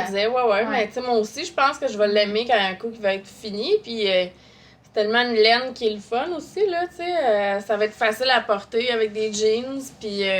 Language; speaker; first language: French; native; French